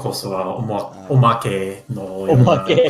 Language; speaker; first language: Japanese; non-native, learner; English